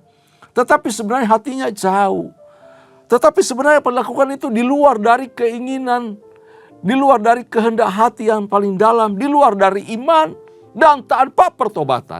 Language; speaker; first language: Indonesian; native; Indonesian